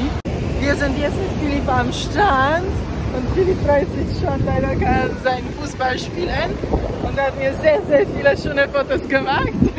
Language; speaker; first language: German; non-native, learner; Polish